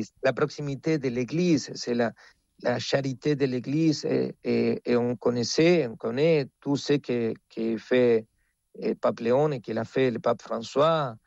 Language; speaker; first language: French; non-native, fluent; Spanish